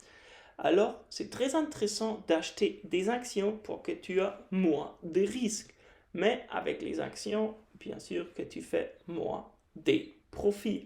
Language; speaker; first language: French; non-native, fluent; German